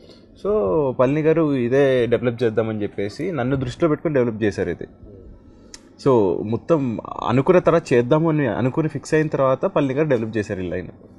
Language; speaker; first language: Telugu; native; Telugu